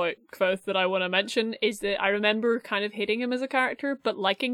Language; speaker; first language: English; native; English